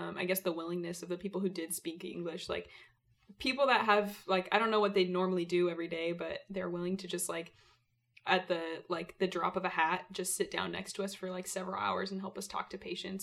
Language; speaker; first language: English; native; English